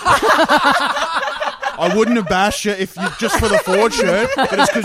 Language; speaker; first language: English; native; English